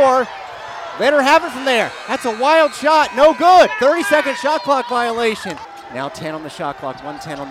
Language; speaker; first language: English; native; English